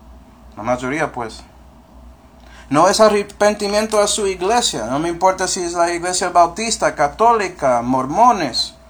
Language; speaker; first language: Spanish; early bilingual, heritage; Spanish